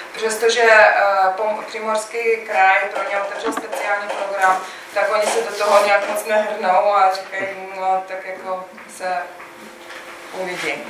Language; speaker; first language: Czech; non-native, fluent; Russian